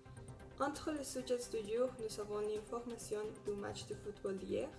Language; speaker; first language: French; non-native, learner; Spanish